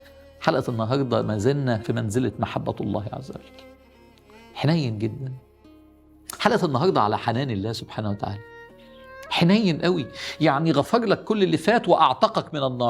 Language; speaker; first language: Arabic; native; Arabic